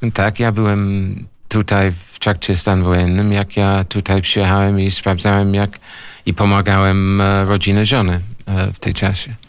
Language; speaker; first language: Polish; non-native, learner; English